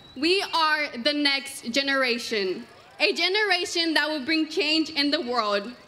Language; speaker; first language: English; early bilingual, other home language; Spanish